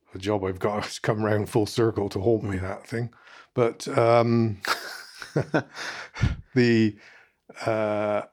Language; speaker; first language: English; native; English